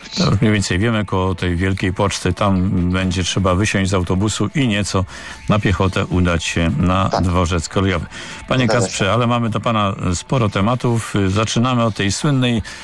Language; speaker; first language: Polish; native; Polish